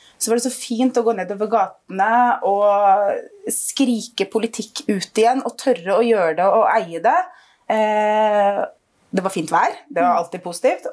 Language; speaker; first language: Norwegian; early bilingual, other home language; Arabic